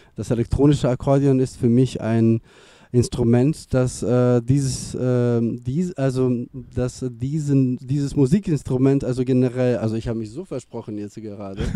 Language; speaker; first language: German; non-native, fluent; Serbian